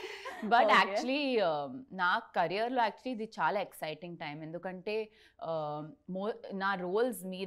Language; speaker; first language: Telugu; non-native, learner; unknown